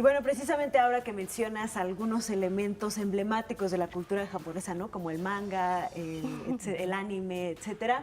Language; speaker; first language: Spanish; native; Spanish